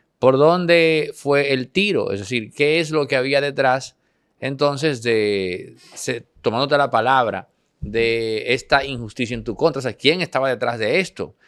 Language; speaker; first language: Spanish; native; Spanish